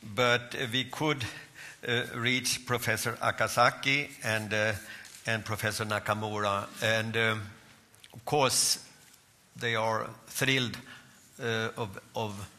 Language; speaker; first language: English; non-native, fluent; Swedish